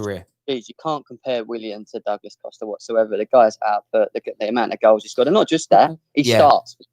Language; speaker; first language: English; native; English